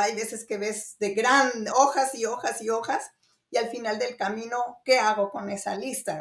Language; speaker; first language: Spanish; native; Spanish